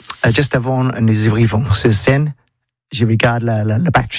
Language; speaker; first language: French; non-native, learner; English